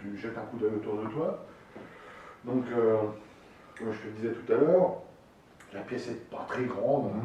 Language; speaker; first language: French; native; French